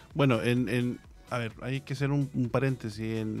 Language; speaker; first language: Spanish; native; Spanish